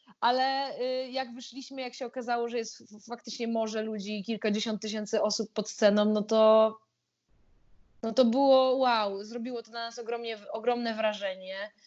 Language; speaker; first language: Polish; native; Polish